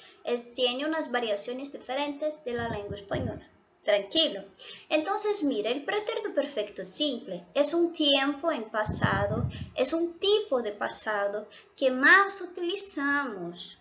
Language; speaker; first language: Spanish; non-native, fluent; Portuguese